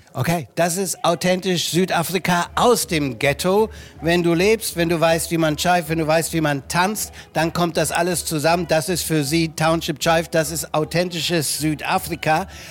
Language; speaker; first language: German; native; German